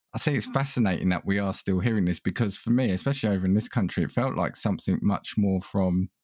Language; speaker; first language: English; early bilingual, other home language; Italian